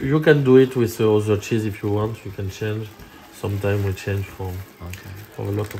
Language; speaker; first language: English; non-native, learner; French